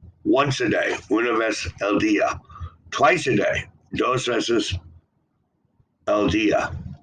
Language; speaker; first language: Spanish; non-native, learner; English